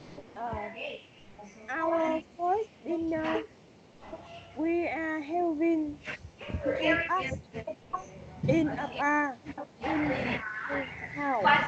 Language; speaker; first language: English; non-native, learner; Vietnamese